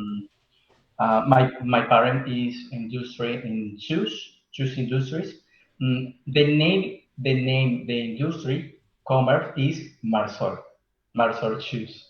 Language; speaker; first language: English; non-native, learner; Spanish